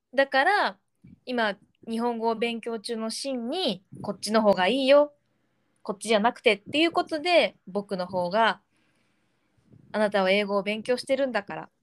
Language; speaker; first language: Japanese; native; Japanese